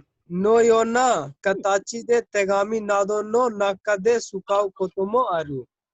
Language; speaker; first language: Japanese; non-native, learner; Hindi